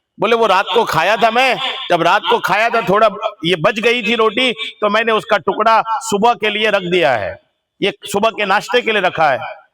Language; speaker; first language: Urdu; native; Urdu